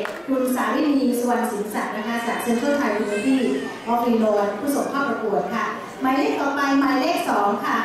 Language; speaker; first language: Thai; native; Thai